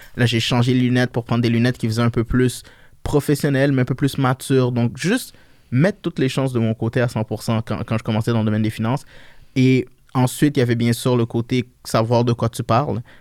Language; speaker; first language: French; early bilingual, other home language; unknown